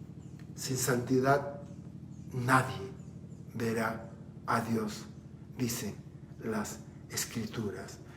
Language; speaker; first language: Spanish; native; Spanish